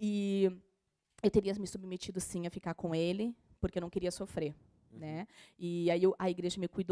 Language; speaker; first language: Portuguese; native; Portuguese